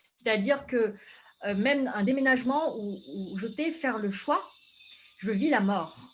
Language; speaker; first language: French; non-native, fluent; Vietnamese